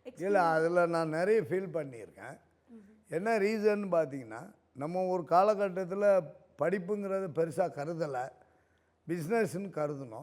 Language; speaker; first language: Tamil; native; Tamil